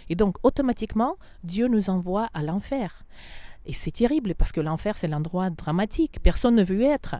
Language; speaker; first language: French; non-native, fluent; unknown